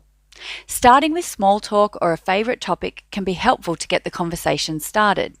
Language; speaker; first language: English; native; English